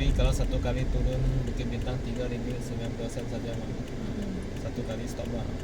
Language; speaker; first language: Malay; non-native, local second language; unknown